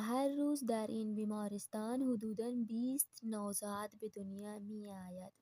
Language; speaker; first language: Persian; non-native, fluent; Urdu